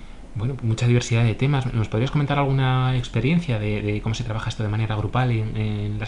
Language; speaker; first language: Spanish; native; Spanish